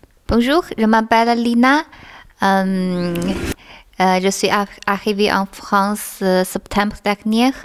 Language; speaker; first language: French; non-native, learner; Chinese